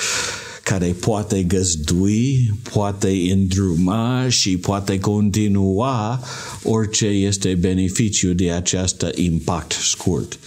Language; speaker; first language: Romanian; non-native, learner; English